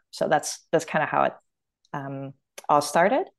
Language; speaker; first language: English; native; English